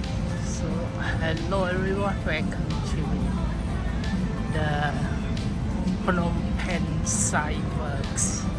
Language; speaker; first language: English; non-native, learner; Khmer